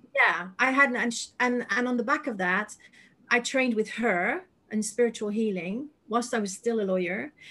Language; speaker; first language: English; non-native, fluent; French